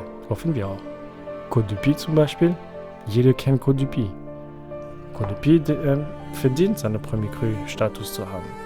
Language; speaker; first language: German; non-native, fluent; French